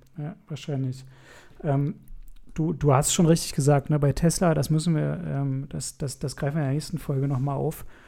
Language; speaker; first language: German; native; German